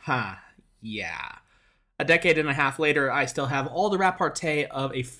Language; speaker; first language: English; native; English